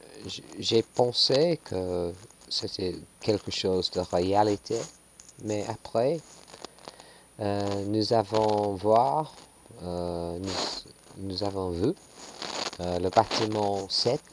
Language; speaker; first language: French; non-native, learner; English